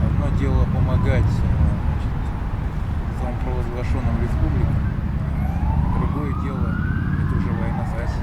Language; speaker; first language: Russian; native; Russian